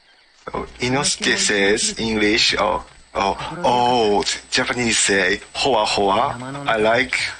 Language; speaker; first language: English; non-native, learner; Japanese